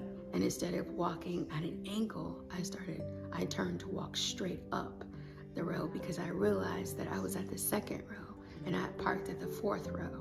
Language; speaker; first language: English; native; English